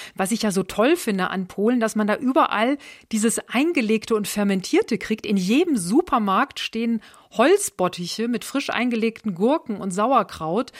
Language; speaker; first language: German; native; German